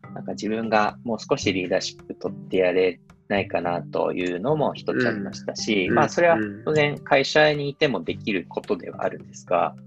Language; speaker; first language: Japanese; native; Japanese